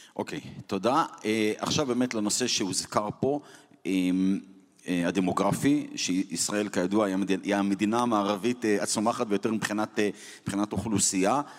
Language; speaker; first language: Hebrew; native; Hebrew